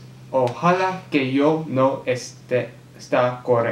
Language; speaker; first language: Spanish; non-native, learner; English